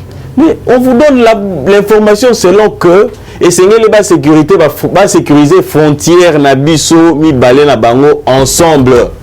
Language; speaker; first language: French; non-native, local second language; Lingala